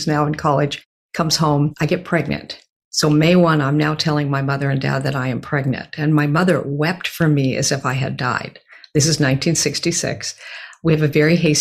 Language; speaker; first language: English; native; English